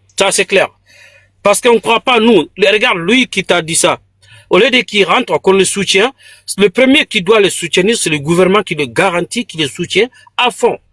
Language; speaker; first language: French; non-native, local second language; Bambara